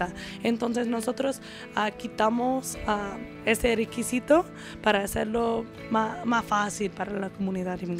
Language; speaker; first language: Spanish; early bilingual, other home language; English